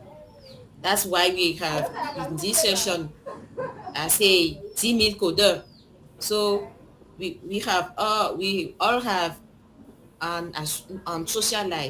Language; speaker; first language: English; non-native, learner; French